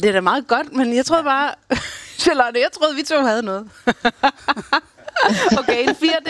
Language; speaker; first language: Danish; native; Danish